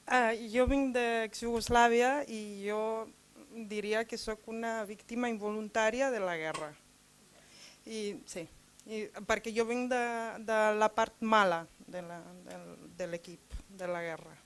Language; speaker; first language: Catalan; non-native, fluent; Serbian